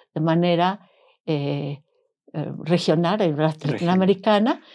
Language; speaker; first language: Spanish; non-native, fluent; Japanese